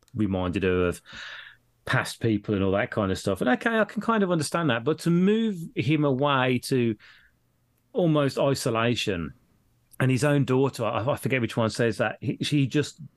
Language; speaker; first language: English; native; English